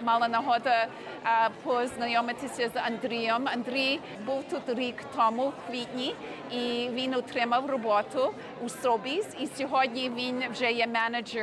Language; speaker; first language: Ukrainian; early bilingual, heritage; Ukrainian